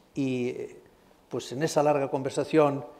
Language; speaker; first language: Spanish; native; Spanish